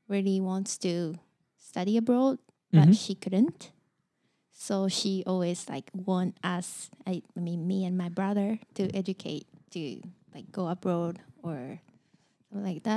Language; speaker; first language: English; non-native, learner; Japanese